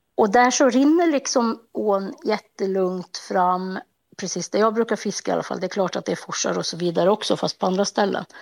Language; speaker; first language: Swedish; native; Swedish